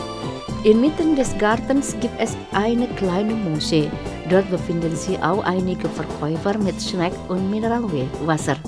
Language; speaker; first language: German; non-native, fluent; Indonesian